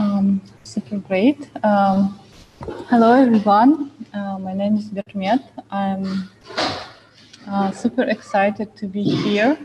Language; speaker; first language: English; non-native, fluent; Kyrgyz